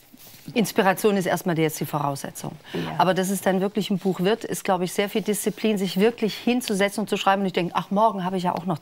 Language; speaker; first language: German; native; German